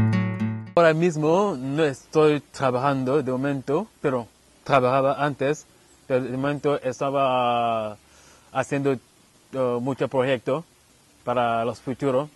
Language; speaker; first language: Spanish; non-native, fluent; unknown